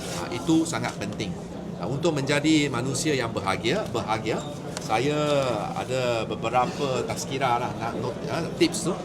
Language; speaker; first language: Malay; native; Malay